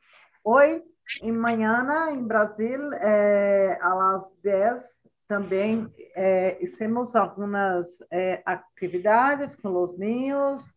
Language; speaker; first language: Spanish; non-native, learner; Portuguese